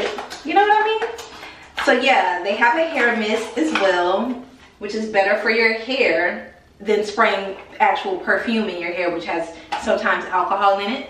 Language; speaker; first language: English; native; English